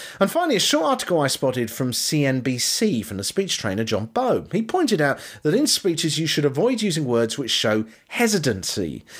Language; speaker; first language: English; native; English